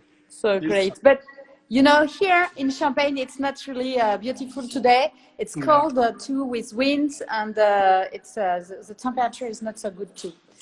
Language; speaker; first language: English; non-native, learner; French